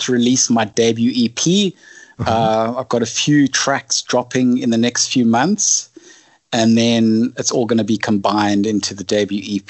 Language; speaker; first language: English; native; English